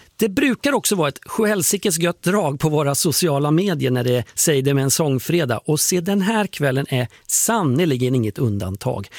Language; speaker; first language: Swedish; native; Swedish